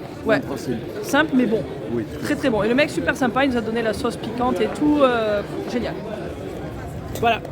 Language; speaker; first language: French; native; French